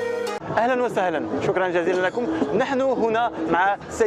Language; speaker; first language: Arabic; early bilingual, heritage; Arabic